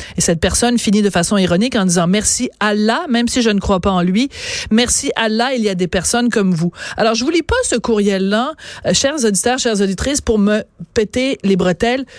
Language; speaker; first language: French; native; French